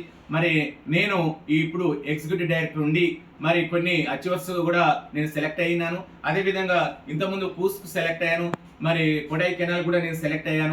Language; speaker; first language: Telugu; native; Telugu